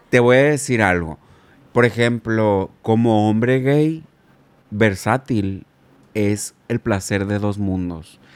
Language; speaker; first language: Spanish; native; Spanish